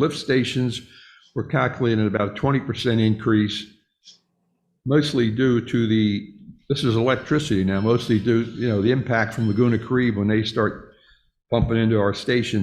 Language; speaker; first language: English; native; English